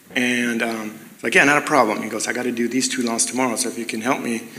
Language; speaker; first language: English; early bilingual, other home language; Spanish